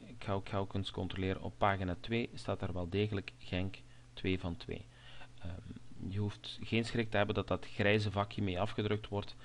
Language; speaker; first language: Dutch; native; Dutch